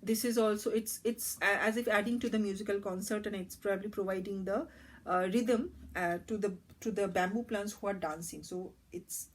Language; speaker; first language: English; non-native, local second language; Bangla